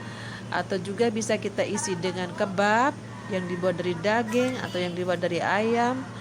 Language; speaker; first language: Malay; non-native, local second language; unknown